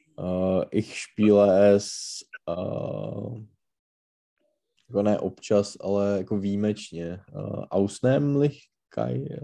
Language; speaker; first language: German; non-native, learner; Czech